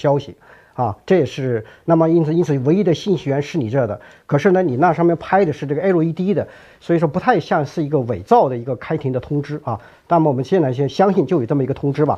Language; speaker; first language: Chinese; native; Chinese